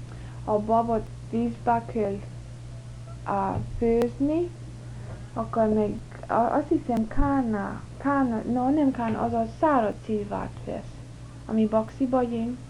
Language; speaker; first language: Hungarian; early bilingual, heritage; English